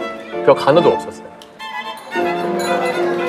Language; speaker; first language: Korean; non-native, fluent; English